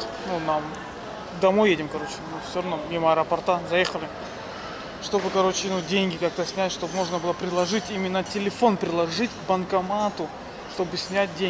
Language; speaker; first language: Russian; native; Russian